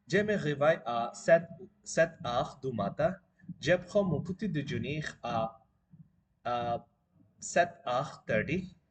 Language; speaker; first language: French; non-native, learner; Bangla